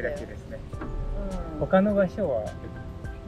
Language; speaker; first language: Japanese; non-native, learner; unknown